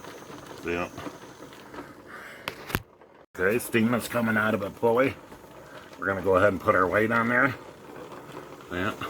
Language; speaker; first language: English; native; English